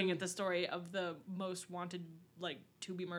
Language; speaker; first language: English; native; English